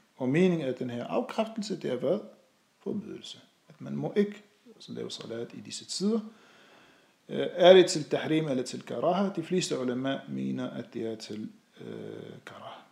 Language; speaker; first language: Danish; non-native, fluent; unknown